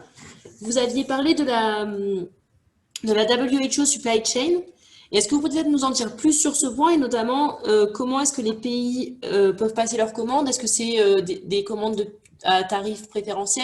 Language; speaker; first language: French; native; French